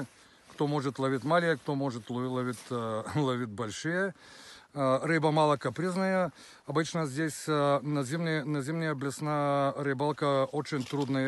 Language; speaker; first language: Russian; non-native, learner; Bulgarian